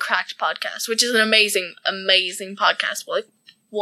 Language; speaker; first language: English; native; English